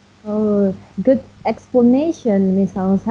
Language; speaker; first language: English; non-native, learner; Indonesian